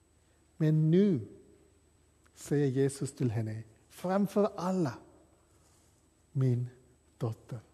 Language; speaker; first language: Swedish; non-native, fluent; English